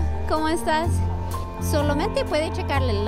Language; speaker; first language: Spanish; non-native, learner; English